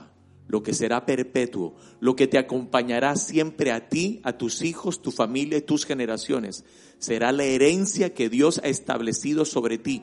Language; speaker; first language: Spanish; native; Spanish